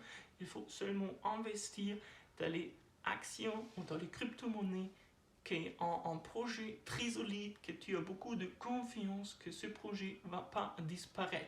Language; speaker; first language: French; non-native, learner; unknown